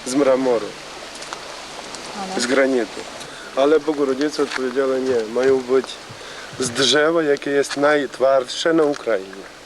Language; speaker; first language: Polish; non-native, learner; Ukrainian